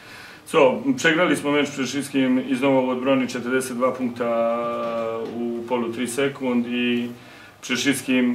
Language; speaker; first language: Polish; non-native, learner; Serbian